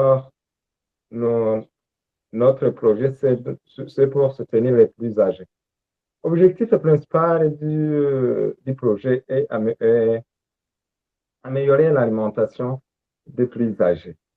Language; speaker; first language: French; non-native, local second language; Rundi